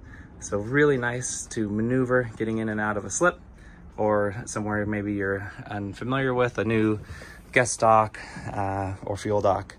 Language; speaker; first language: English; native; English